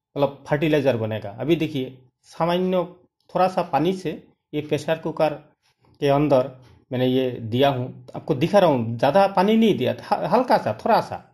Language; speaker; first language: Hindi; non-native, local second language; Bangla